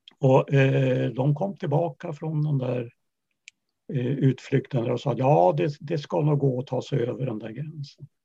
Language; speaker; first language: Swedish; early bilingual, other home language; Yiddish